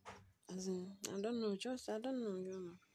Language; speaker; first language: English; non-native, local second language; Igbo